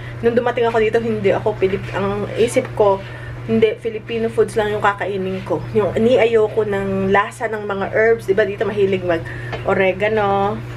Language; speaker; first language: Filipino; native; Filipino